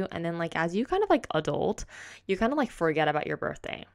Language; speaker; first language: English; native; English